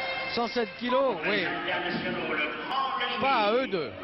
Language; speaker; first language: French; native; French